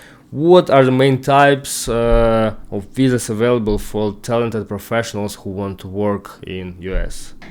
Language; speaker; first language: English; non-native, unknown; Ukrainian